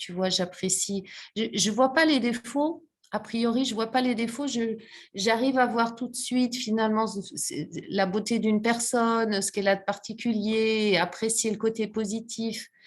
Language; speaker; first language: French; native; French